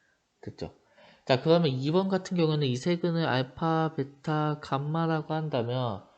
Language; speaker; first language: Korean; native; Korean